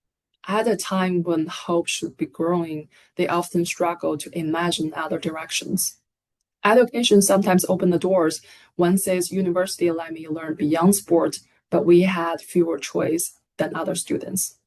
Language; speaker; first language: English; non-native, fluent; Chinese